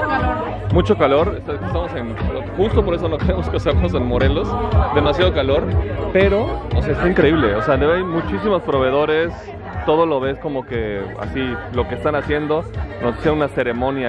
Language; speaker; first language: Spanish; native; Spanish